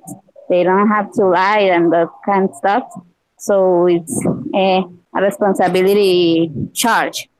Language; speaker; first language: English; non-native, learner; Spanish